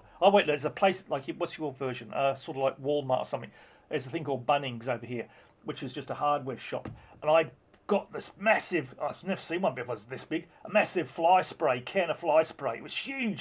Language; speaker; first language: English; native; English